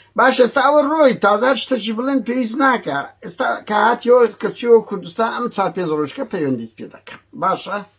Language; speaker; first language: Central Kurdish; native; Central Kurdish